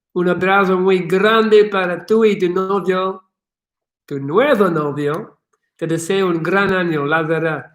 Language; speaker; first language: Spanish; non-native, learner; English